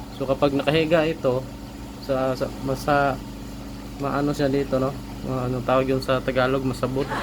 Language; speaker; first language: Filipino; non-native, local second language; Cebuano